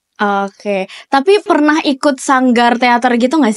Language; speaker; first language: Indonesian; native; Indonesian